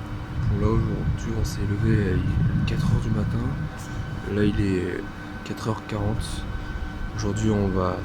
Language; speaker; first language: French; native; French